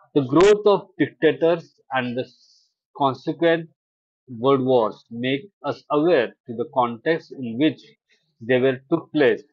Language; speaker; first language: English; non-native, local second language; Marathi